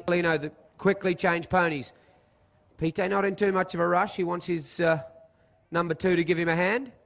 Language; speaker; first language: English; native; English